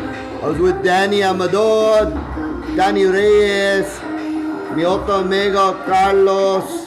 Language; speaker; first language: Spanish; early bilingual, heritage; Spanish